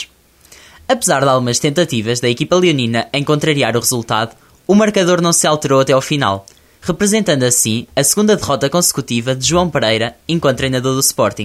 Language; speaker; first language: Portuguese; native; Portuguese